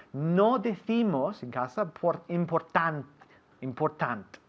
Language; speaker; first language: Spanish; non-native, fluent; English